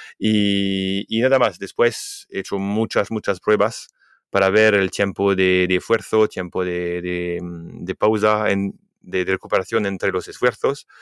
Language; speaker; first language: Spanish; non-native, fluent; French